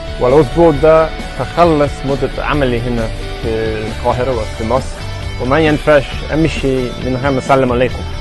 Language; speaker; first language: Egyptian Arabic; non-native, fluent; English